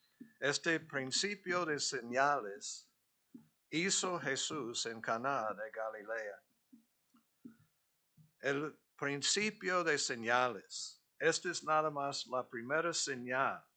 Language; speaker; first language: Spanish; non-native, fluent; English